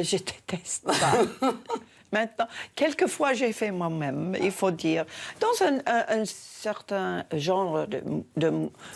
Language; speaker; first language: French; non-native, learner; English